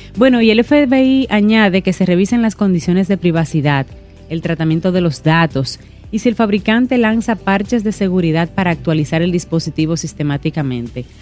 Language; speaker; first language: Spanish; native; Spanish